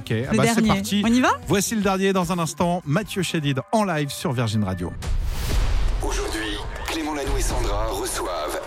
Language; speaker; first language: French; native; French